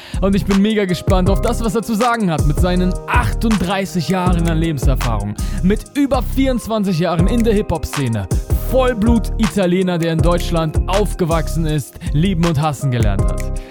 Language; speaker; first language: German; native; German